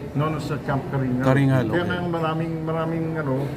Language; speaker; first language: Filipino; native; Filipino